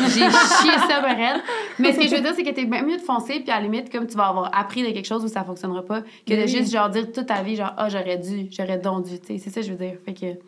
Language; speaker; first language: French; native; French